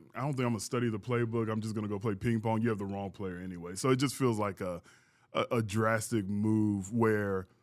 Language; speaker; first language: English; early bilingual, other home language; Yoruba